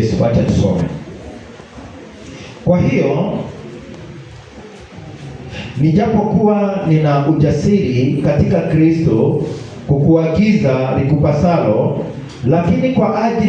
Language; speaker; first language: Swahili; non-native, local second language; Kikuyu